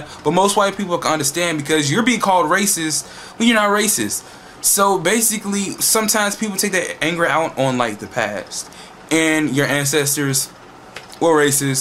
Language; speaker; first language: English; native; English